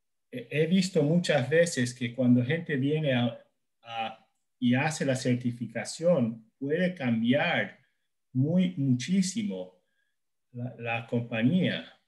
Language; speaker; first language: Spanish; non-native, fluent; English